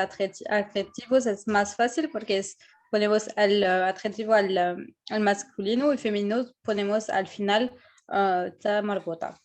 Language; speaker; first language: Spanish; non-native, fluent; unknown